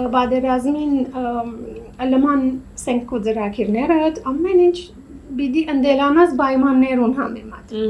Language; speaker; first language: Armenian; early bilingual, heritage; Armenian